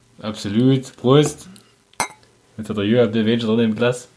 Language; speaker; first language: German; native; German